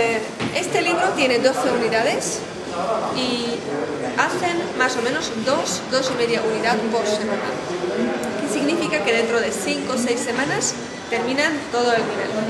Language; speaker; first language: Spanish; non-native, fluent; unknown